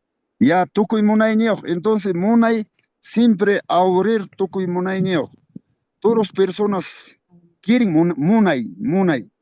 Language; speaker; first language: Spanish; non-native, local second language; Quechua